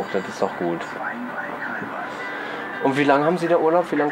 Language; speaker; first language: German; native; German